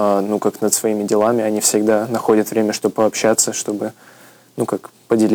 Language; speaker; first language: Russian; early bilingual, heritage; Russian